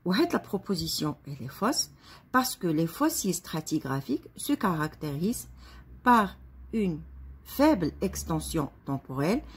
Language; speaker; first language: French; non-native, local second language; Arabic